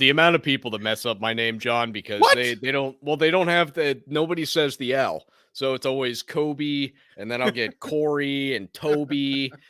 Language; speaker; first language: English; native; English